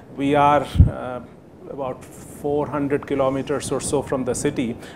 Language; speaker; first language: English; non-native, local second language; Hindi